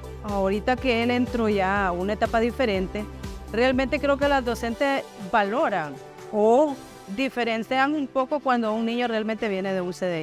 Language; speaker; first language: Spanish; native; Spanish